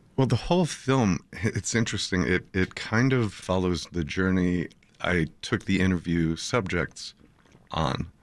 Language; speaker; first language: English; native; English